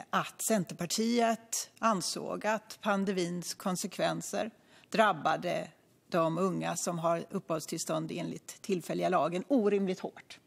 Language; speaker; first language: Swedish; native; Swedish